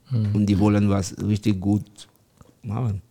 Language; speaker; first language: German; non-native, learner; French